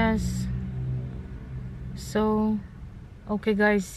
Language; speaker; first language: English; non-native, local second language; Filipino